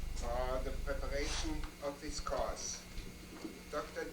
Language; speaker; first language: English; non-native, fluent; German